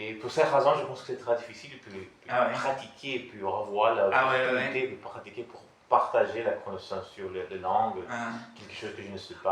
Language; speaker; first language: French; non-native, learner; Portuguese